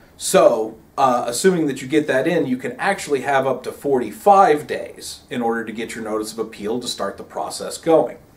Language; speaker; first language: English; native; English